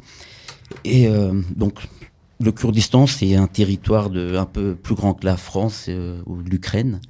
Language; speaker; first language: French; early bilingual, other home language; Kurdish